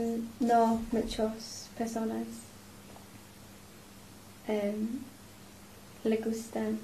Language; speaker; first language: Spanish; non-native, learner; English